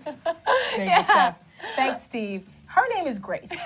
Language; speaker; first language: English; native; English